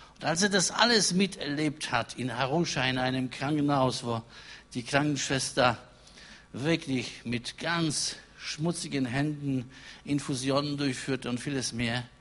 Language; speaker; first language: German; non-native, fluent; Polish